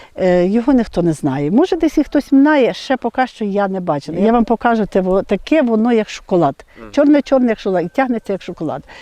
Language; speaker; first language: Ukrainian; native; Ukrainian